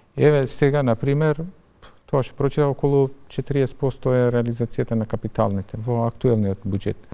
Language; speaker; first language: Macedonian; non-native, local second language; Albanian